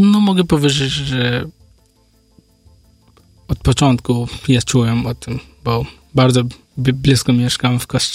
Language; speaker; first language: Polish; non-native, learner; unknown